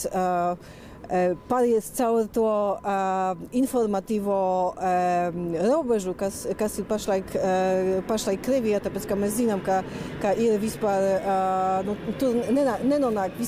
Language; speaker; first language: Latvian; non-native, fluent; Polish